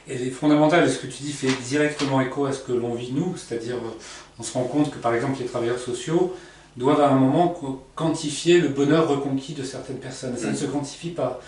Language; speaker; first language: French; native; French